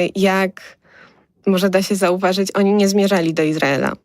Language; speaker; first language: Polish; native; Polish